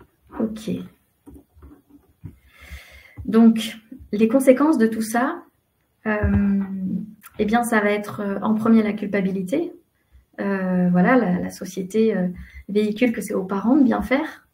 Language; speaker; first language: French; native; French